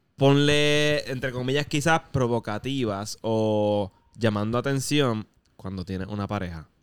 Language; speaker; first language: Spanish; native; Spanish